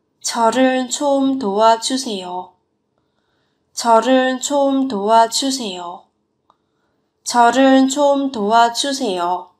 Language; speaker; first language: Korean; non-native, fluent; Vietnamese